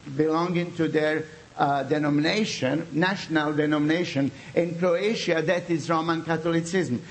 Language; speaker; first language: English; non-native, fluent; Bosnian